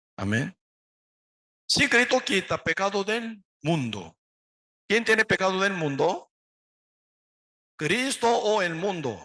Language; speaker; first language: Spanish; non-native, learner; Korean